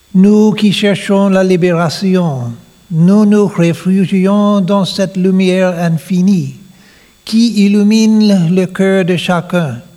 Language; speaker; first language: French; non-native, learner; English